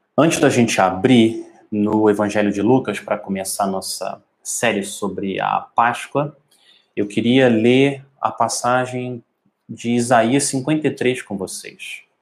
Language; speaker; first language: Portuguese; native; Portuguese